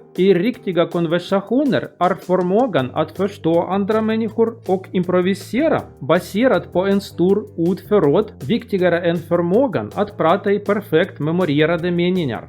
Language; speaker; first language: Swedish; non-native, learner; Russian